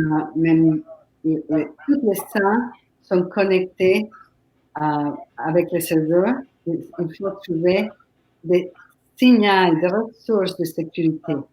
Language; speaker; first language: French; non-native, fluent; Spanish